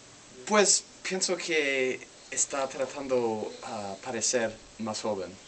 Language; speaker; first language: Spanish; non-native, learner; English